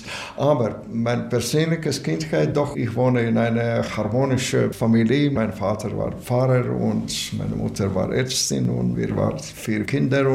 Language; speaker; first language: German; non-native, learner; Latvian